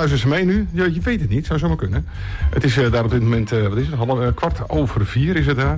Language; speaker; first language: Dutch; native; Dutch